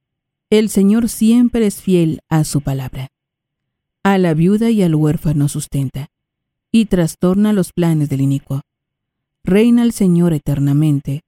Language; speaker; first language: Spanish; native; Spanish